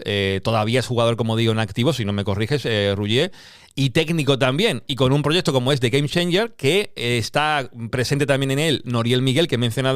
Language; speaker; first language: Spanish; native; Spanish